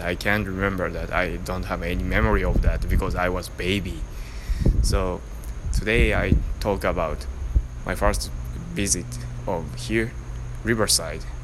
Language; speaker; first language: English; non-native, learner; Japanese